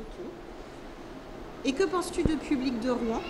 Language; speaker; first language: French; native; French